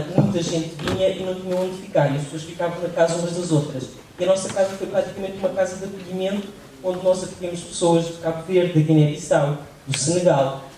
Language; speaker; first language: Portuguese; early bilingual, other home language; Kabuverdianu